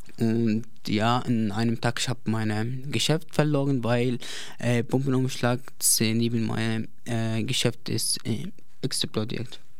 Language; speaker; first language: German; non-native, learner; Arabic